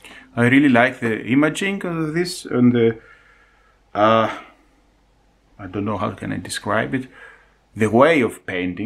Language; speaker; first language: English; non-native, fluent; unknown